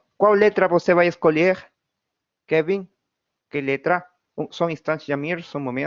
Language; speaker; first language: Portuguese; non-native, fluent; Spanish